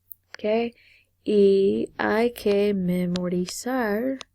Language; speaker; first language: Spanish; non-native, fluent; English